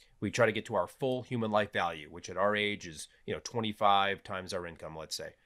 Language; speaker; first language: English; native; English